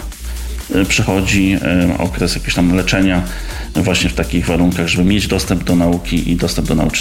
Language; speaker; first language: Polish; native; Polish